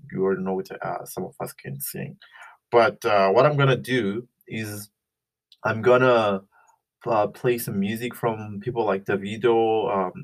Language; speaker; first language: English; non-native, local second language; Shona